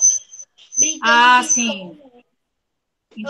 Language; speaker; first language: Portuguese; native; Portuguese